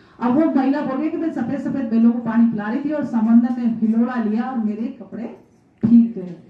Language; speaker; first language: Hindi; non-native, local second language; Rajasthani